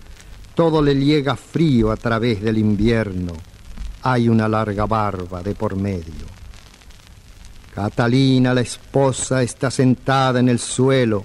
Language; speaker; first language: Spanish; native; Spanish